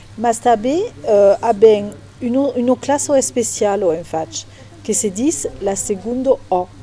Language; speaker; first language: Occitan; non-native, local second language; French